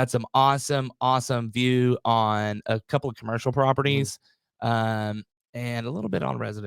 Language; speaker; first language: English; native; English